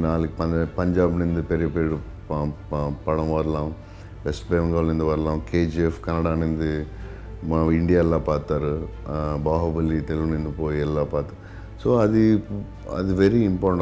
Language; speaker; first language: Tamil; non-native, local second language; Telugu